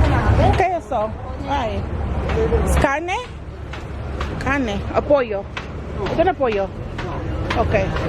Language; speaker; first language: Spanish; non-native, learner; English